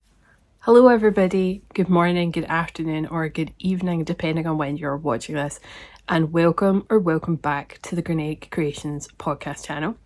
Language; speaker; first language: English; native; English